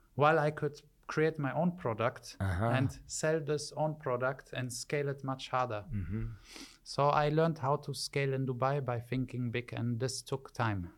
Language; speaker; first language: English; early bilingual, other home language; German